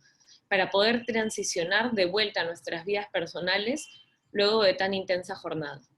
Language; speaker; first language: Spanish; native; Spanish